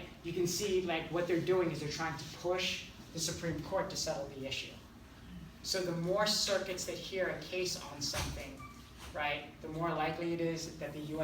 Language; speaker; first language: English; native; English